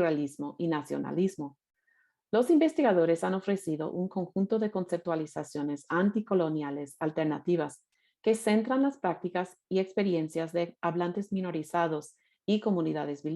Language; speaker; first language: Spanish; non-native, fluent; English